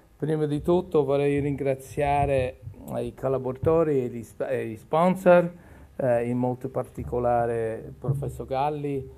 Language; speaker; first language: Italian; non-native, learner; English